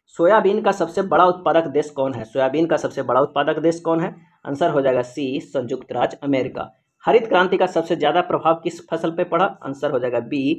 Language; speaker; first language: Hindi; native; Hindi